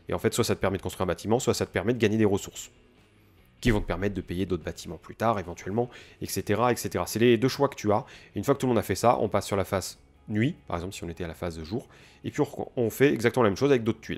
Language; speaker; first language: French; native; French